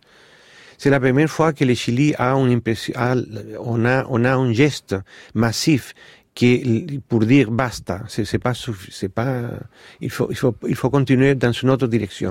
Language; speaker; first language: French; non-native, fluent; Spanish